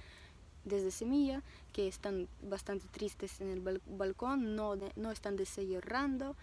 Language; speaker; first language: Spanish; non-native, learner; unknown